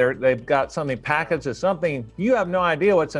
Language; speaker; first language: English; native; English